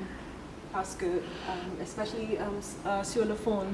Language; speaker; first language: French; non-native, learner; English